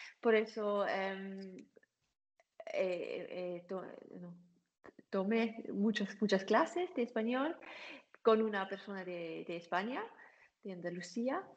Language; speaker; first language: Spanish; non-native, learner; German